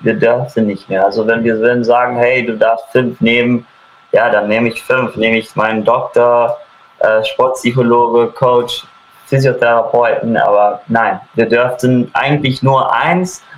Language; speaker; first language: German; early bilingual, heritage; German